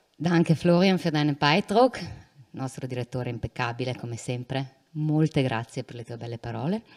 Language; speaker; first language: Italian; native; Italian